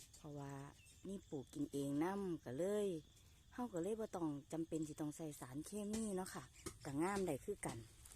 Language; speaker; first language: Thai; native; Thai